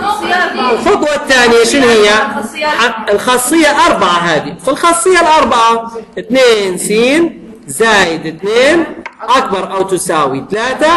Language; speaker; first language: Arabic; native; Arabic